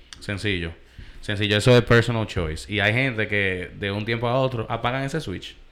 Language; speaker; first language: Spanish; early bilingual, heritage; Spanish